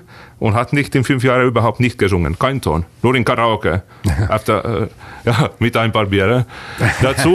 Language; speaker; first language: German; non-native, fluent; Finnish